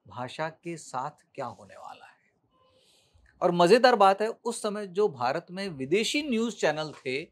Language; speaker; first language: Hindi; native; Hindi